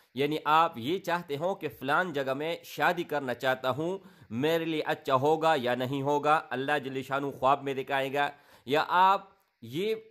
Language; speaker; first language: Urdu; non-native, local second language; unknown